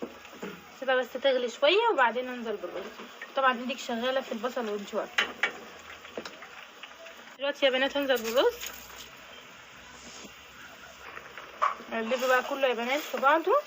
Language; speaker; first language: Arabic; native; Arabic